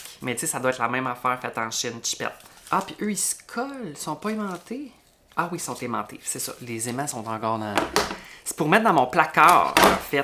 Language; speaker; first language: French; native; French